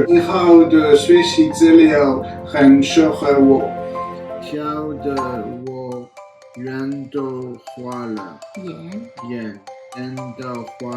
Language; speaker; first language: Chinese; non-native, learner; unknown